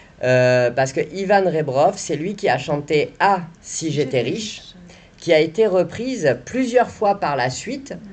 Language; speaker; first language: French; native; French